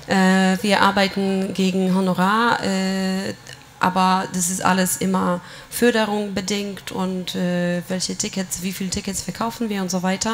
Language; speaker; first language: German; non-native, fluent; Polish